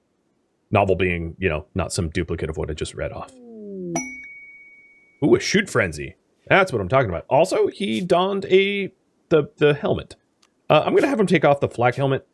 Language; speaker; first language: English; native; English